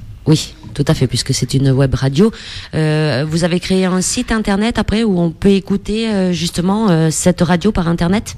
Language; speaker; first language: French; native; French